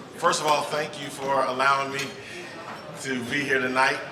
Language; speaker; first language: English; native; English